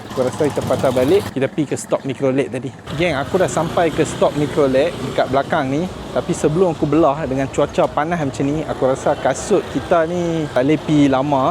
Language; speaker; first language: Malay; native; Malay